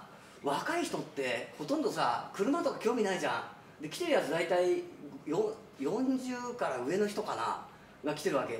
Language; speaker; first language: Japanese; native; Japanese